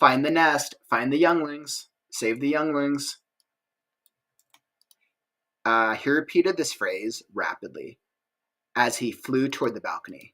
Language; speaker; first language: English; native; English